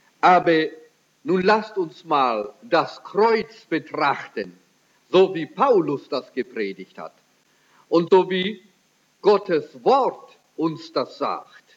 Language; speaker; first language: German; early bilingual, heritage; German